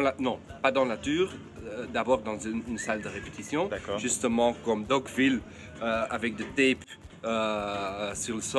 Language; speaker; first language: French; non-native, fluent; Dutch